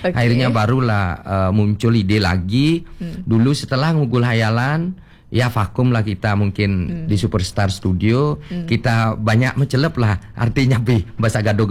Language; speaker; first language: Indonesian; native; Indonesian